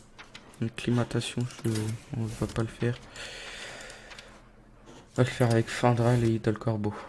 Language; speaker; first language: French; native; French